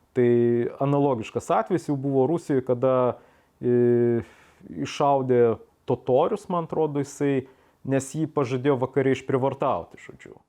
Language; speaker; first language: Lithuanian; native; Lithuanian